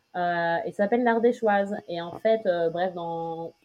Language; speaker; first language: French; native; French